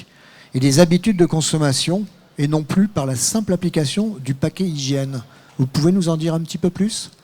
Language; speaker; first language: French; native; French